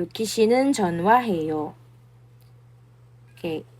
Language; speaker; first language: Korean; non-native, fluent; Filipino